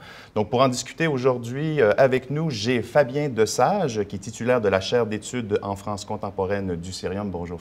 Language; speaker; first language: French; native; French